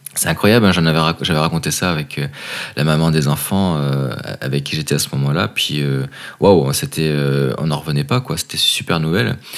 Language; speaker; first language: French; native; French